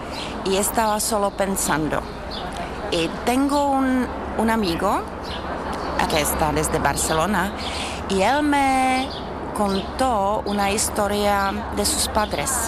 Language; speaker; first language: Spanish; non-native, fluent; Czech